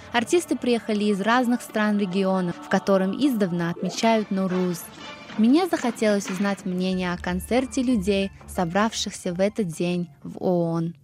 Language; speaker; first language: Russian; early bilingual, heritage; Russian